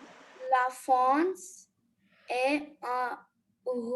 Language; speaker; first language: French; non-native, learner; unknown